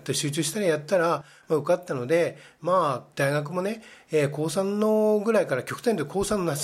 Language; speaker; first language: Japanese; native; Japanese